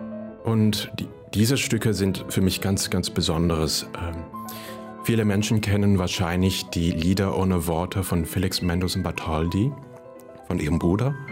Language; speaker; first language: German; non-native, fluent; Cantonese